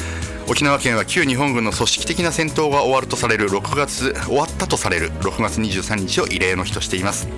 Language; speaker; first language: Japanese; native; Japanese